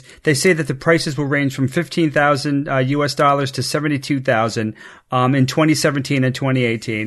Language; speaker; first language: English; native; English